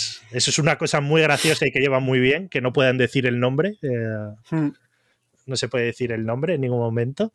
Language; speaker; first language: Spanish; native; Spanish